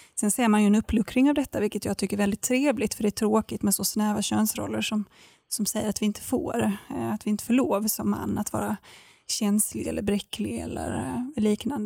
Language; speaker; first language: Swedish; native; Swedish